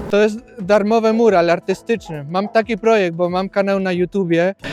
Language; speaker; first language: Polish; non-native, learner; Spanish